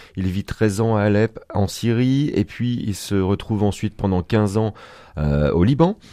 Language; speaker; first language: French; native; French